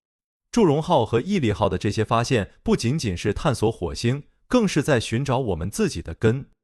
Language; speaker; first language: Chinese; native; Chinese